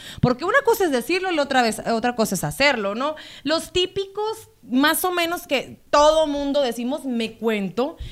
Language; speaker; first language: Spanish; native; Spanish